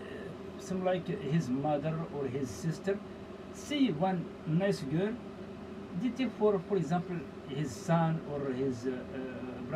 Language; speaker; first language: English; non-native, learner; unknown